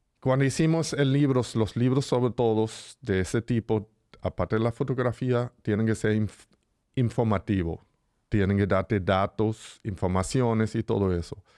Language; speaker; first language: Spanish; non-native, fluent; German